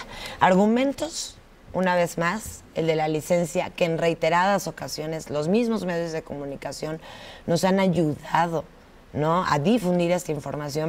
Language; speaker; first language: Spanish; native; Spanish